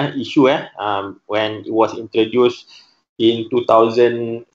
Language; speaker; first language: English; non-native, local second language; Malay